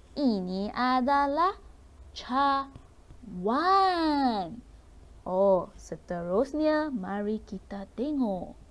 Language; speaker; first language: Malay; non-native, local second language; Chinese